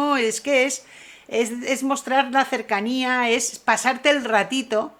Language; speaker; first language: Spanish; native; Spanish